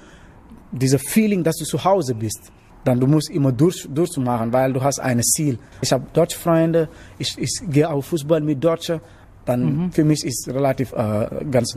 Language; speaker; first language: German; non-native, learner; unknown